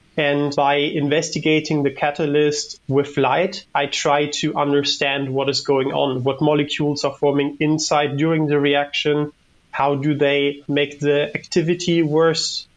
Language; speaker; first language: English; non-native, fluent; German